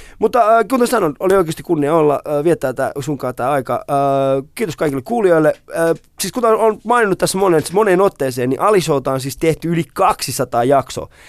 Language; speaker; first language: Finnish; early bilingual, other home language; Persian